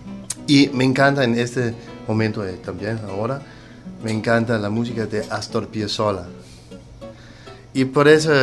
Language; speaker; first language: Spanish; non-native, learner; Danish